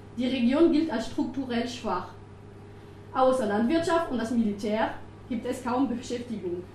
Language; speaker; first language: German; non-native, fluent; French